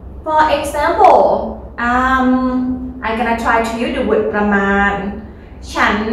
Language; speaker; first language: English; non-native, learner; Thai